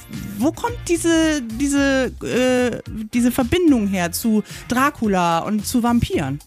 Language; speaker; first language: German; native; German